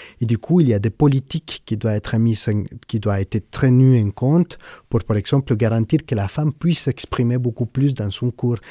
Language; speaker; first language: French; non-native, fluent; Spanish